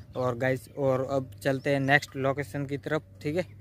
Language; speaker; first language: Hindi; native; Hindi